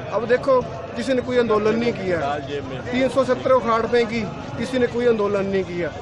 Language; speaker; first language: Hindi; non-native, local second language; Punjabi